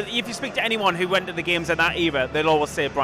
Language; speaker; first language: English; native; English